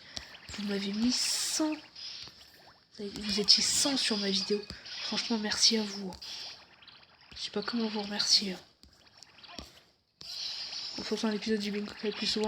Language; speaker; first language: French; native; French